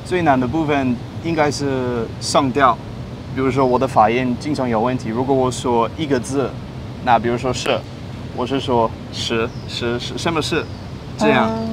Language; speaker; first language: Chinese; non-native, fluent; English